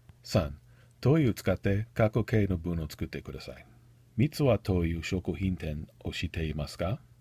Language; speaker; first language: Japanese; non-native, learner; English